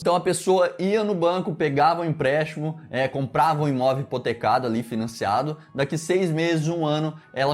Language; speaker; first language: Portuguese; native; Portuguese